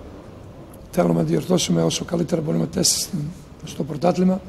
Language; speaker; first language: Greek; non-native, fluent; Serbian